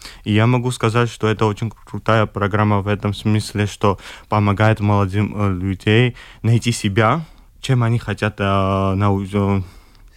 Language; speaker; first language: Russian; non-native, fluent; Georgian